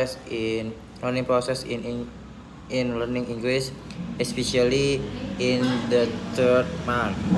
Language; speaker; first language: English; non-native, learner; Indonesian